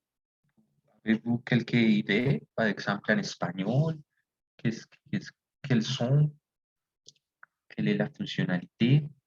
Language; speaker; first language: French; non-native, fluent; Spanish